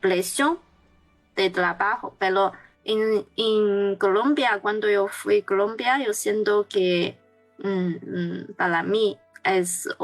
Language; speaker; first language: Spanish; non-native, learner; Chinese